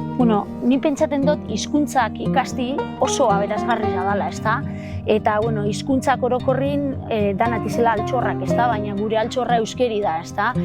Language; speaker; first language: Basque; native; Basque